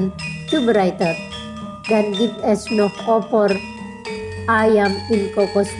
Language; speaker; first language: German; non-native, fluent; Indonesian